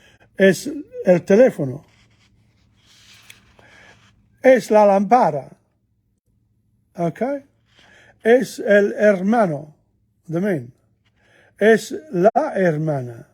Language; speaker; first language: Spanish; non-native, learner; Italian